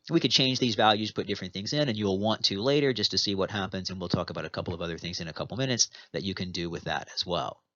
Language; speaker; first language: English; native; English